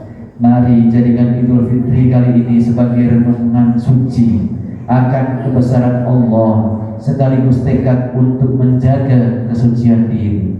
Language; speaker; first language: Indonesian; non-native, local second language; Javanese